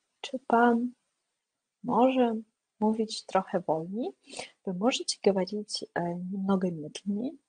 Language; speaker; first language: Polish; non-native, fluent; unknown